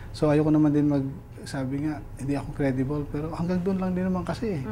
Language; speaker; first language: Filipino; non-native, local second language; Cebuano